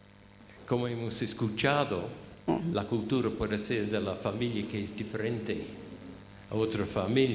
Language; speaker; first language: Spanish; non-native, fluent; English